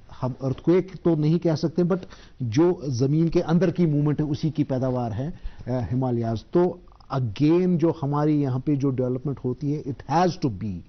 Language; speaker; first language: Hindi; non-native, local second language; Kashmiri